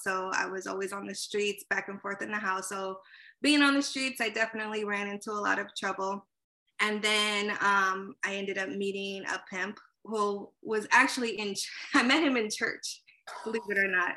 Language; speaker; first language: English; native; English